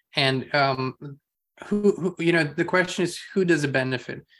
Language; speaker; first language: English; non-native, fluent; German